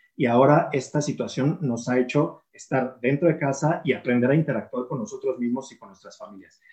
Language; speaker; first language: Spanish; native; Spanish